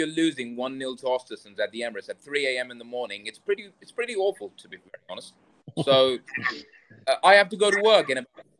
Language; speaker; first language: English; non-native, local second language; Urdu